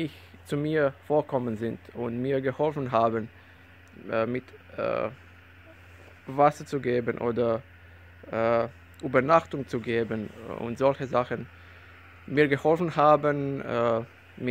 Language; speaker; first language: German; non-native, learner; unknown